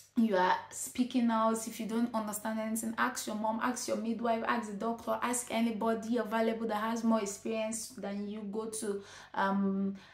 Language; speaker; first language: English; non-native, local second language; Igbo